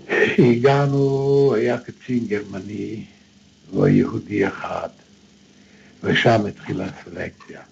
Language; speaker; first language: Hebrew; non-native, fluent; Polish